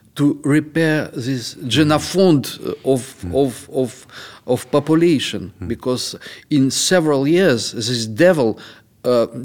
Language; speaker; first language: English; non-native, fluent; Russian